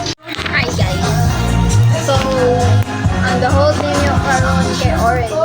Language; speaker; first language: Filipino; non-native, local second language; Cebuano